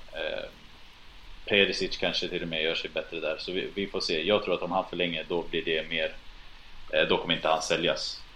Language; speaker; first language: Swedish; early bilingual, other home language; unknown